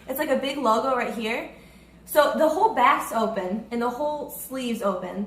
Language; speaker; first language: English; native; English